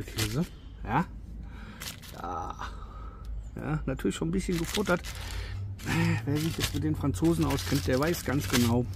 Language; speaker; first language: German; native; German